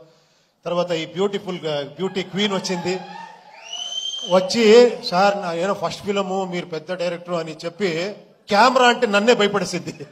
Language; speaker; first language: Telugu; non-native, local second language; Kannada